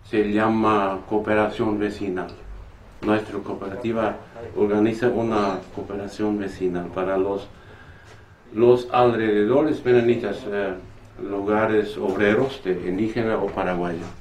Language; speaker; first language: Spanish; non-native, learner; Plautdietsch